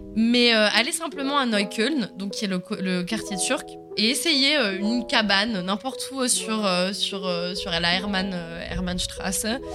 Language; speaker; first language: French; early bilingual, other home language; Swiss German